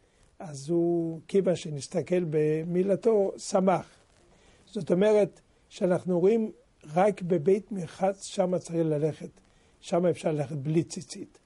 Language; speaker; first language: Hebrew; non-native, fluent; French